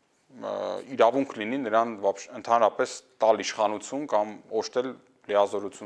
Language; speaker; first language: Armenian; native; Armenian